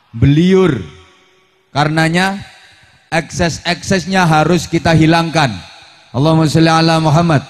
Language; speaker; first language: Indonesian; native; Indonesian